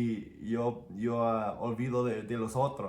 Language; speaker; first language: Spanish; non-native, fluent; English